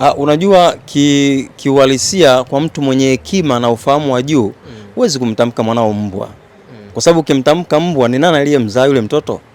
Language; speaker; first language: Swahili; native; Swahili